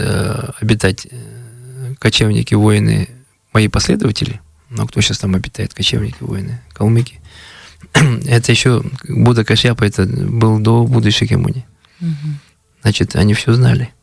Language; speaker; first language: Russian; native; Russian